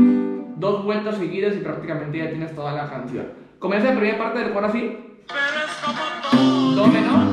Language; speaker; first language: Spanish; native; Spanish